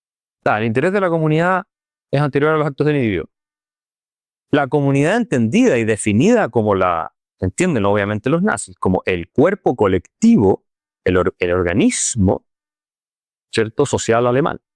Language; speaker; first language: Spanish; native; Spanish